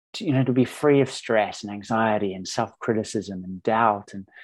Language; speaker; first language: English; native; English